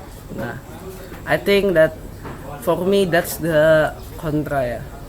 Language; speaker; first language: English; non-native, learner; Indonesian